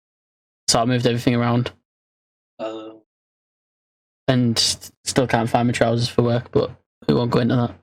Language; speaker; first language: English; native; English